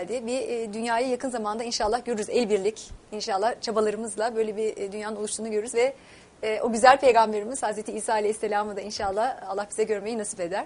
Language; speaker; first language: Turkish; native; Turkish